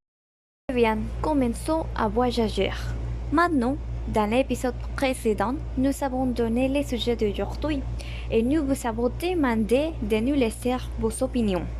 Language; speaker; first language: French; non-native, learner; Spanish